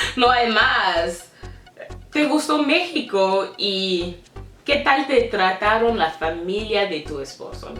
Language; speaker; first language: Spanish; non-native, fluent; English